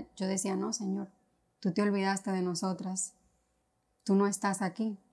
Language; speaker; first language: Spanish; native; Spanish